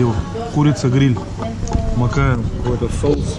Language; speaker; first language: Russian; native; Russian